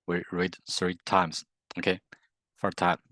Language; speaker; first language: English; non-native, learner; Chinese